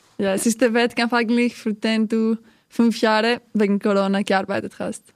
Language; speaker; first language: German; non-native, fluent; Greek